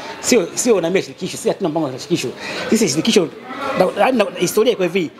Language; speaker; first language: Swahili; native; Swahili